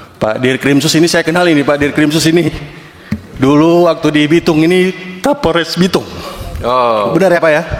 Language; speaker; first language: Indonesian; native; Indonesian